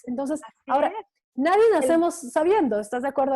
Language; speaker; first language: Spanish; native; Spanish